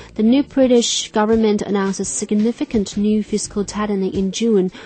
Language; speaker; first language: English; non-native, fluent; Chinese